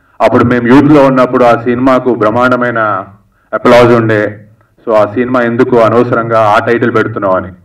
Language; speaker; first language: Telugu; native; Telugu